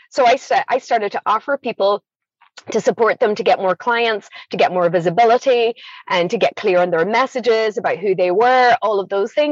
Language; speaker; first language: English; native; English